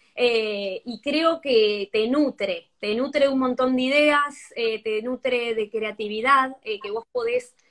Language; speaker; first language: Spanish; native; Spanish